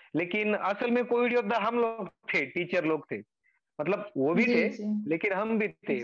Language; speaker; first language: Hindi; non-native, local second language; Marathi